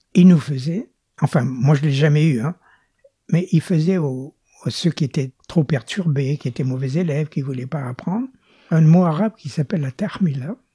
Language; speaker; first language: French; native; French